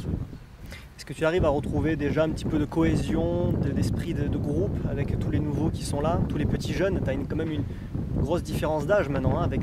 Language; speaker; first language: French; native; French